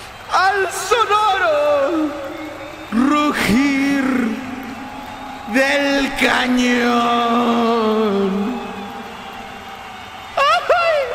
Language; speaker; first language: Spanish; native; Spanish